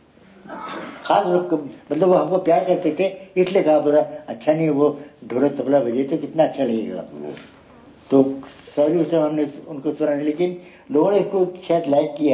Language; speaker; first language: Hindi; native; Hindi